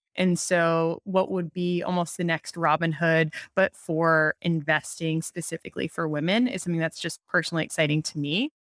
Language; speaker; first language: English; native; English